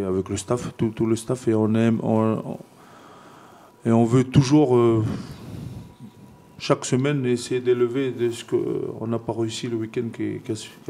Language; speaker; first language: French; non-native, fluent; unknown